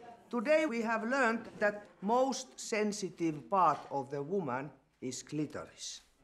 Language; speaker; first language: English; non-native, fluent; Finnish